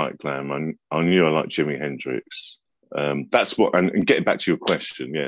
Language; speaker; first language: English; native; English